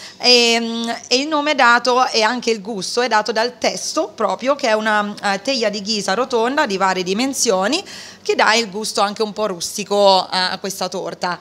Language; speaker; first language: Italian; native; Italian